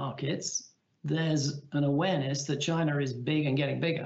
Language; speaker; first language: English; native; English